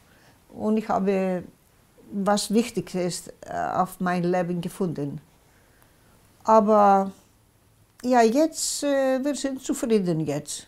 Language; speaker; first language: German; non-native, local second language; Greek